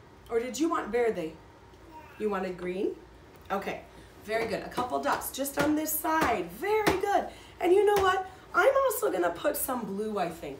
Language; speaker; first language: English; native; English